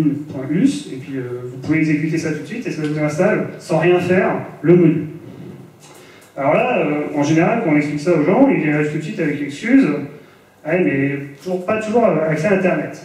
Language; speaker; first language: French; native; French